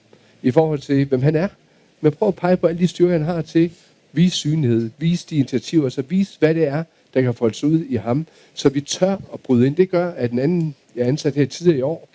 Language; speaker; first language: Danish; native; Danish